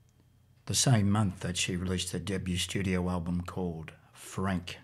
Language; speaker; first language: English; native; English